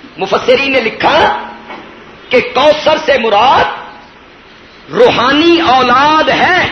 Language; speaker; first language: Urdu; non-native, local second language; Punjabi